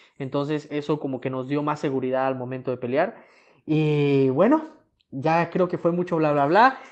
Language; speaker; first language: Spanish; native; Spanish